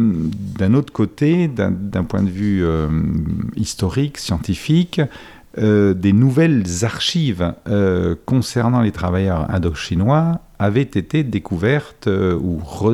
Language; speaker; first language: French; native; French